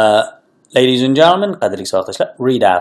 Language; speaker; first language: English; non-native, fluent; Uyghur